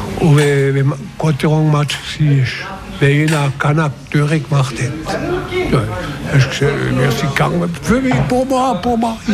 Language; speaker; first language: German; non-native, local second language; French